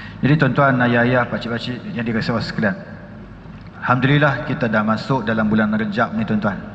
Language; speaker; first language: Malay; native; Malay